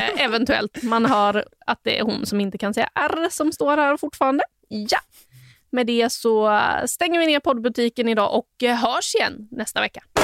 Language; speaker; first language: Swedish; native; Swedish